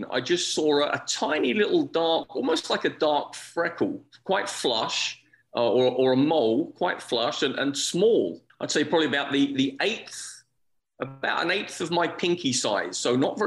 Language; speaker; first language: English; native; English